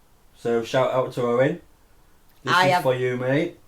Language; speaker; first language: English; native; English